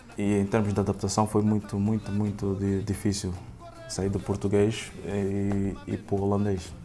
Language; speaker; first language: Portuguese; native; Portuguese